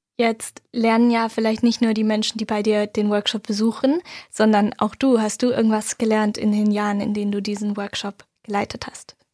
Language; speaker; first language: German; native; German